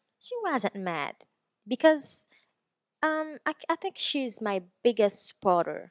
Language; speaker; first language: English; non-native, learner; Haitian Creole